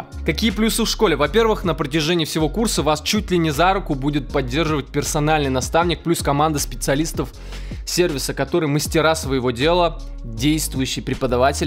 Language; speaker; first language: Russian; native; Russian